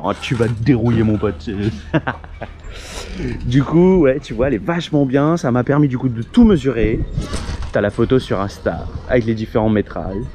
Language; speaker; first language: French; native; French